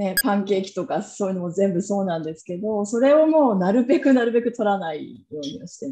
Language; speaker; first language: Japanese; native; Japanese